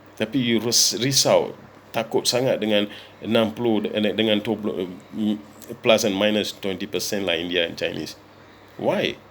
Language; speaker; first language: Malay; non-native, local second language; Tamil